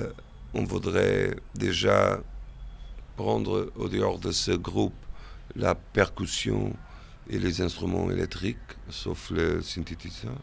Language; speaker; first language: French; non-native, fluent; Portuguese